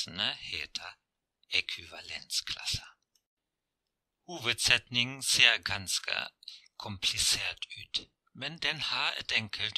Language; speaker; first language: Norwegian; non-native, fluent; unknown